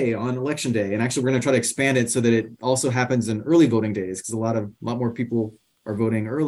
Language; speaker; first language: English; native; English